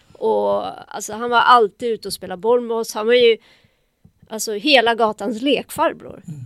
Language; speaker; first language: Swedish; native; Swedish